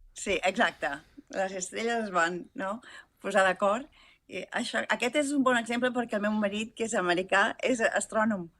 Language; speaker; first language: Catalan; native; Catalan